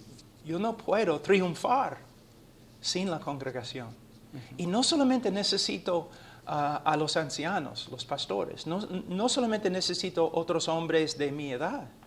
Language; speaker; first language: Spanish; non-native, fluent; English